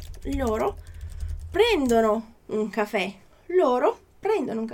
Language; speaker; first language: Italian; non-native, fluent; Portuguese